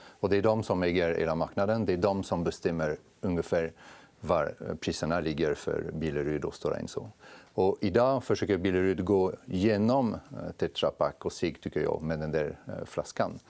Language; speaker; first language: Swedish; non-native, fluent; French